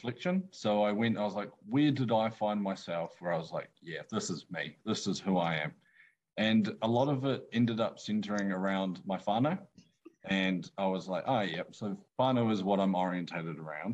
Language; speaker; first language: English; native; English